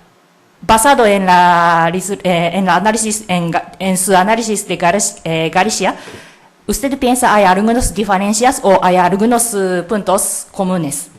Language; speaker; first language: Spanish; non-native, learner; Japanese